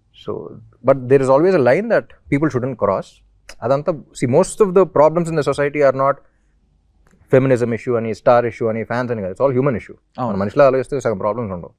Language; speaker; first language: Telugu; native; Telugu